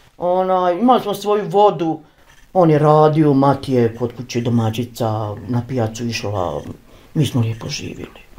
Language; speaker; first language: Croatian; native; Croatian